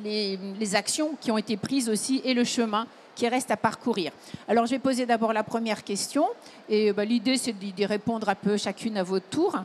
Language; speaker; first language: French; native; French